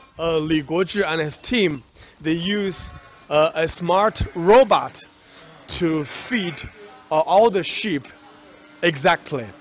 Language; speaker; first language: English; non-native, fluent; Chinese